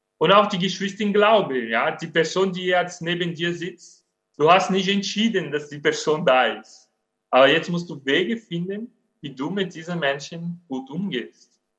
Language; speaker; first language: German; non-native, fluent; Portuguese